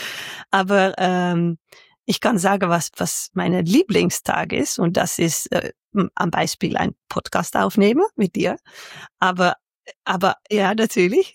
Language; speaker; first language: German; non-native, learner; Dutch